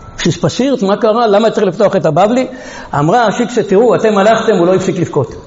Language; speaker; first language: Hebrew; non-native, fluent; Hungarian